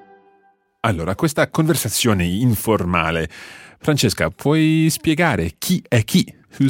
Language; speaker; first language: Italian; non-native, fluent; English